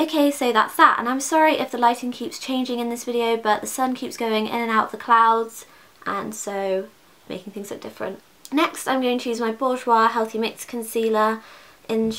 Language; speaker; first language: English; native; English